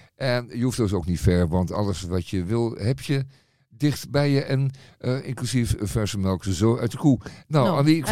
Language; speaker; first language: Dutch; native; Dutch